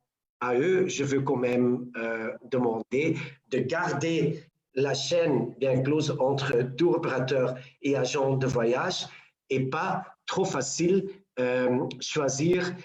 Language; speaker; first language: French; non-native, local second language; Dutch